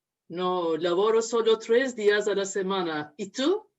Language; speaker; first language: Spanish; non-native, learner; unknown